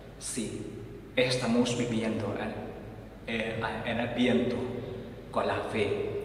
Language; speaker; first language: Spanish; non-native, fluent; Vietnamese